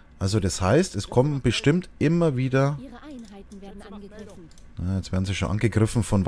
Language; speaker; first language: German; native; German